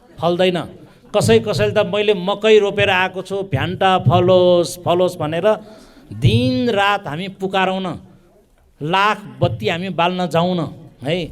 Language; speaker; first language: Nepali; non-native, local second language; Newari